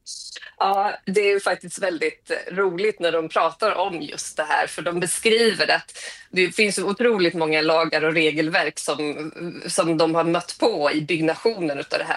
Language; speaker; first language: Swedish; native; Swedish